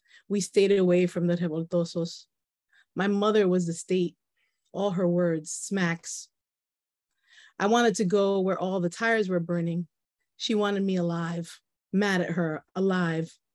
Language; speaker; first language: English; early bilingual, other home language; Spanish